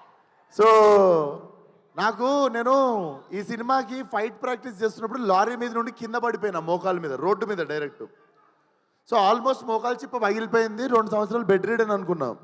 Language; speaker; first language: Telugu; native; Telugu